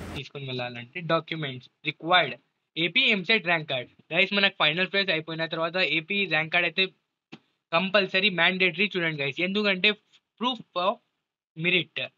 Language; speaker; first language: Telugu; non-native, local second language; Urdu